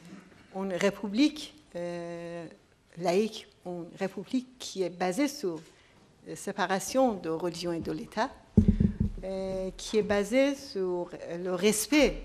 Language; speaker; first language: French; non-native, fluent; Persian